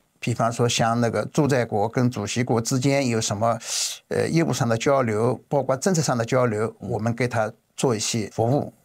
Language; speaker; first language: Chinese; native; Chinese